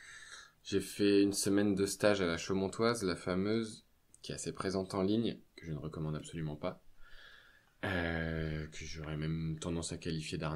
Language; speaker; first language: French; native; French